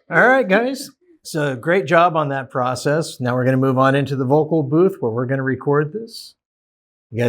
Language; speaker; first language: English; native; English